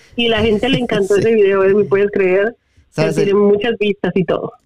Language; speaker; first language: Spanish; native; Spanish